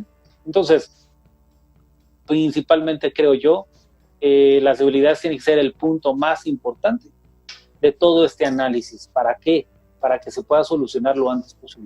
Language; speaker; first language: Spanish; native; Spanish